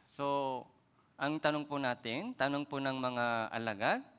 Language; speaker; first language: Filipino; non-native, fluent; Korean